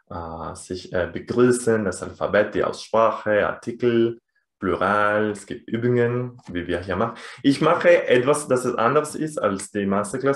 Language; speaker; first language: German; non-native, fluent; Spanish